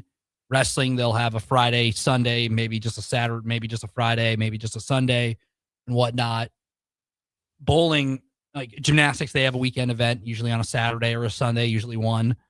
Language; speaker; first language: English; native; English